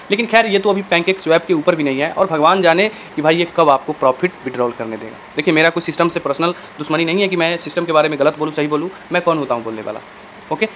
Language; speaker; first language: Hindi; native; Hindi